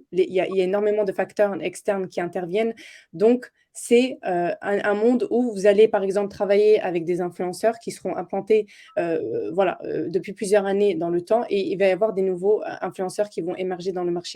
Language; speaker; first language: French; native; French